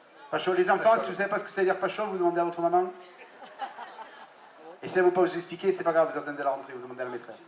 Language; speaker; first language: French; native; French